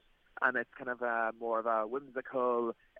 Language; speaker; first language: English; native; English